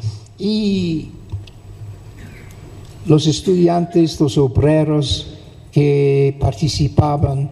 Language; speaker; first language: Spanish; non-native, fluent; English